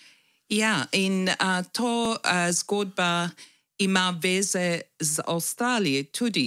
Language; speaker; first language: Slovenian; early bilingual, heritage; English